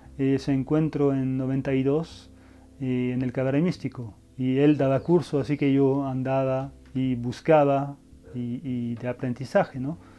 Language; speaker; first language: Spanish; non-native, fluent; French